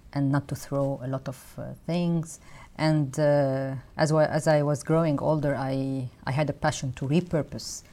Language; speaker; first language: English; non-native, fluent; Arabic